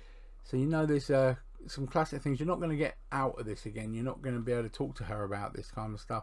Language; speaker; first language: English; native; English